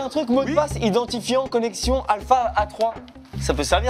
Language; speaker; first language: French; native; French